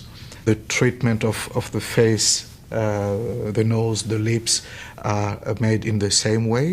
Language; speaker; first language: English; non-native, fluent; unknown